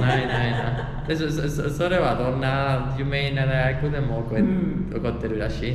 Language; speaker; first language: Japanese; non-native, fluent; Spanish